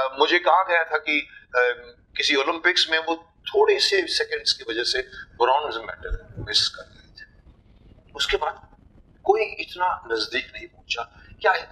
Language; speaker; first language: Hindi; native; Hindi